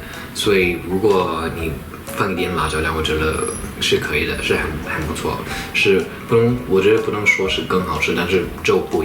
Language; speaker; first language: Chinese; non-native, fluent; English